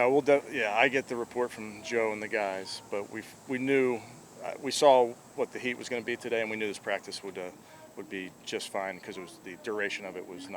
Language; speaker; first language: English; native; English